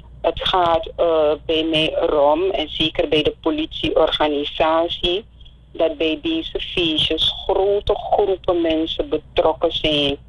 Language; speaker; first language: Dutch; native; Dutch